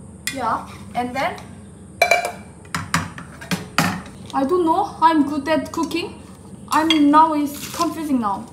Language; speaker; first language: English; non-native, learner; Korean